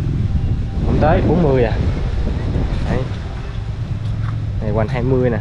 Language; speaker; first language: Vietnamese; native; Vietnamese